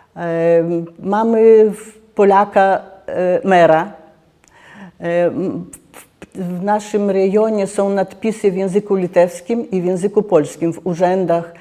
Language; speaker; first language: Polish; native; Polish